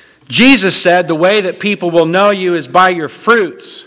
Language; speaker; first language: English; native; English